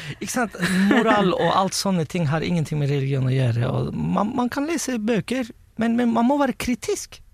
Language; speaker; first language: Norwegian; non-native, fluent; Turkish